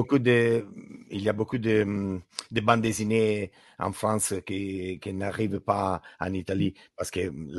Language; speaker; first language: French; non-native, learner; Italian